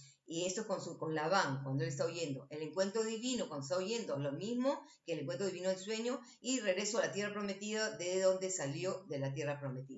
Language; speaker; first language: Spanish; native; Spanish